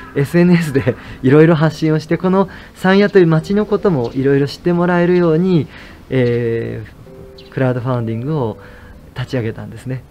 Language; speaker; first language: Japanese; native; Japanese